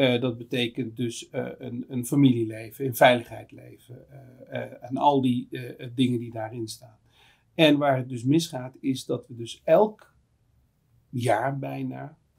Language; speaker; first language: Dutch; native; Dutch